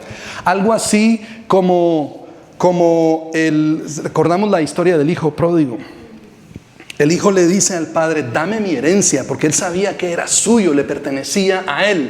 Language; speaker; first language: Spanish; native; Spanish